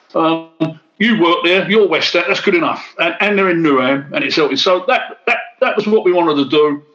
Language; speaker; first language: English; native; English